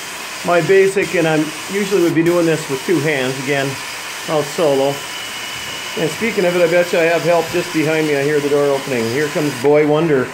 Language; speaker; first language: English; native; English